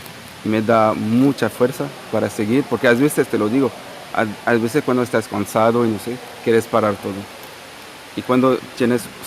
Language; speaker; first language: Spanish; non-native, fluent; Portuguese